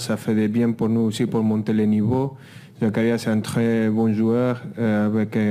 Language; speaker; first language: French; non-native, fluent; Spanish